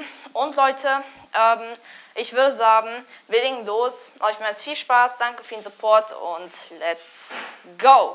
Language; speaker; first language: German; early bilingual, other home language; Hungarian